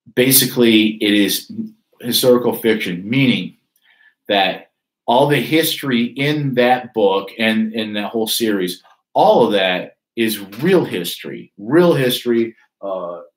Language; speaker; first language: English; native; English